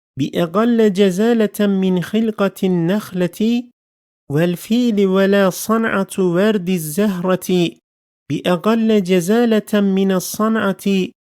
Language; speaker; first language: Arabic; non-native, fluent; Turkish